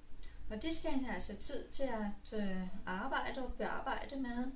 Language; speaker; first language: Danish; non-native, fluent; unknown